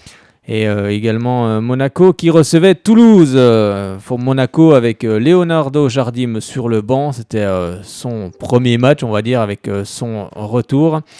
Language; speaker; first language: French; native; French